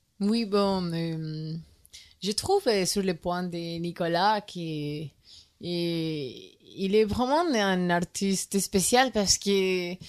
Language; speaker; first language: French; non-native, learner; Spanish